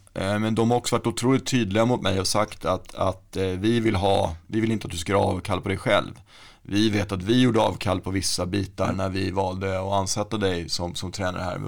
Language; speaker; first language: Swedish; native; Swedish